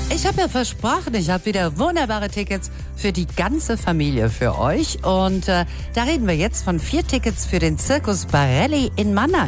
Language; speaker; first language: German; native; German